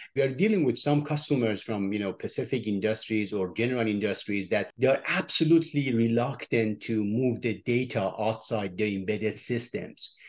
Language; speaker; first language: English; non-native, fluent; Persian